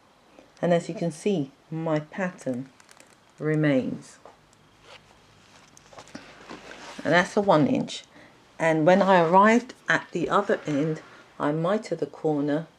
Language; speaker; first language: English; native; English